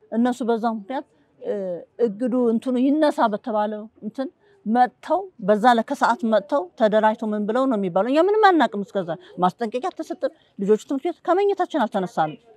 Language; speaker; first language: Amharic; native; Amharic